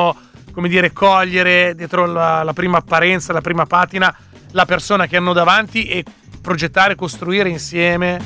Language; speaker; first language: Italian; native; Italian